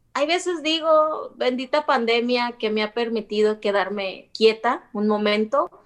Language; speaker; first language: Spanish; native; Spanish